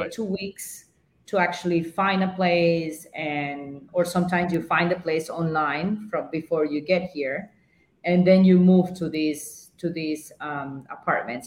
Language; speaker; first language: English; non-native, fluent; Spanish